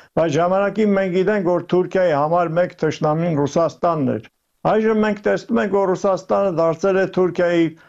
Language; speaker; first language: Armenian; native; Armenian